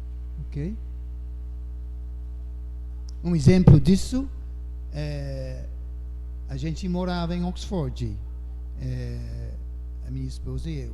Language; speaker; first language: Portuguese; non-native, fluent; English